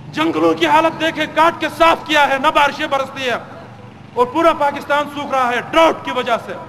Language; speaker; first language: Urdu; non-native, local second language; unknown